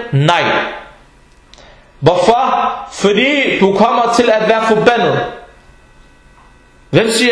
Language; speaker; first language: Danish; early bilingual, other home language; Arabic